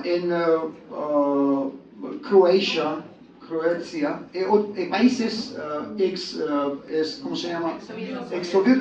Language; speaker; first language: Spanish; non-native, learner; Georgian